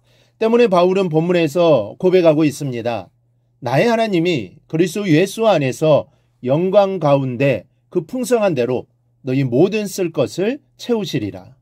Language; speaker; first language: Korean; native; Korean